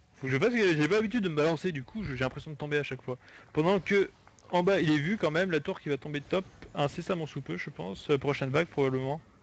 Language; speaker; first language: French; native; French